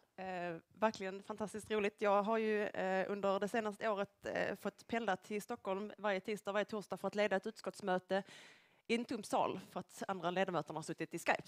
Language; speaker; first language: Swedish; native; Swedish